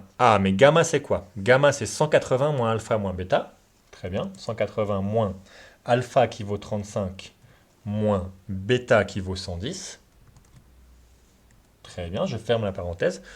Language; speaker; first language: French; native; French